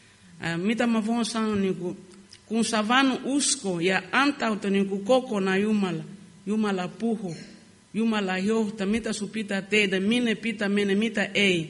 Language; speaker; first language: Finnish; non-native, learner; Lingala